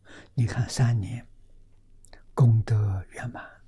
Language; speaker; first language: Chinese; native; Chinese